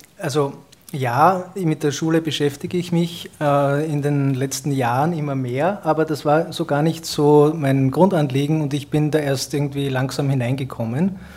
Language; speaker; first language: German; native; German